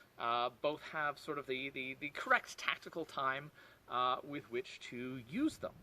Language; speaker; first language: English; native; English